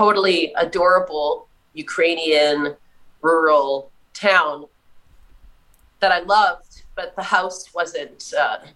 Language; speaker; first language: English; native; English